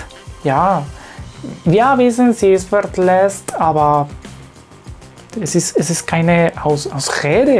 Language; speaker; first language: German; non-native, learner; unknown